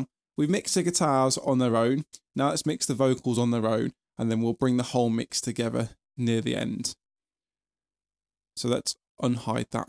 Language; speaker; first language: English; native; English